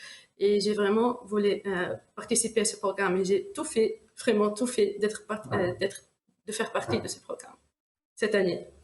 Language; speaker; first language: French; non-native, local second language; Arabic